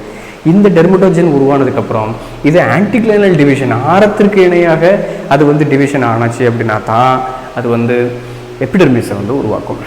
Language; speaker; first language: Tamil; native; Tamil